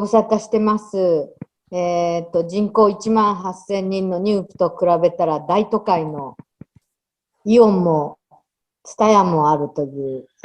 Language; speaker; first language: Japanese; native; Japanese